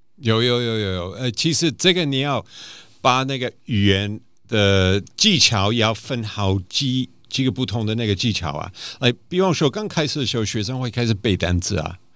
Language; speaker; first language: Chinese; non-native, fluent; English